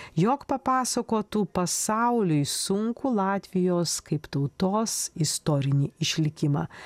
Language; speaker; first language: Lithuanian; native; Lithuanian